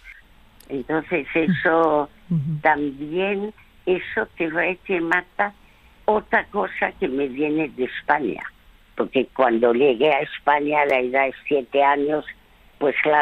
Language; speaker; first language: Spanish; early bilingual, other home language; French